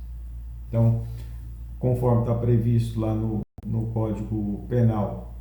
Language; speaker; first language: Portuguese; native; Portuguese